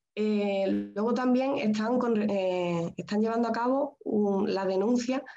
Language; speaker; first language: Spanish; native; Spanish